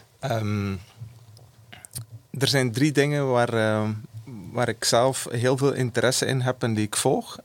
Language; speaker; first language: Dutch; native; Dutch